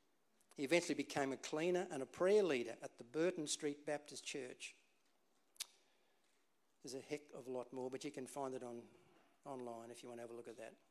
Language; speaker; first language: English; native; English